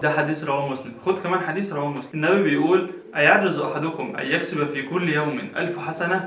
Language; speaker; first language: Arabic; native; Arabic